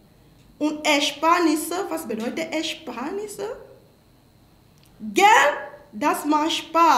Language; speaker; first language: German; non-native, fluent; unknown